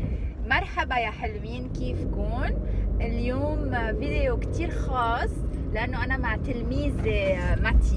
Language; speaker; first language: Arabic; native; Arabic